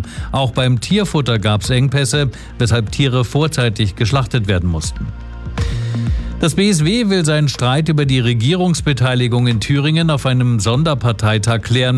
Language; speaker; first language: German; native; German